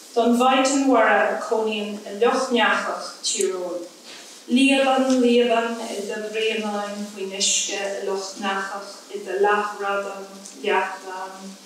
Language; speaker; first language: English; native; English